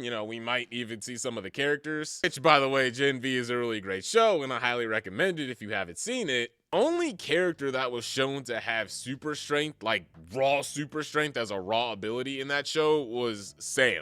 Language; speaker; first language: English; native; English